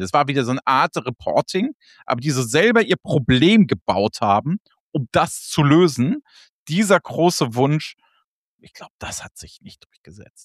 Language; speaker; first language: German; native; German